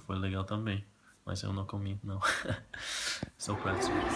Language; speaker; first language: Portuguese; non-native, learner; Spanish